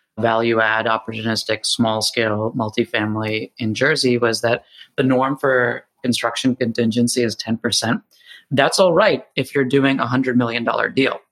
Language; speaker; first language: English; native; English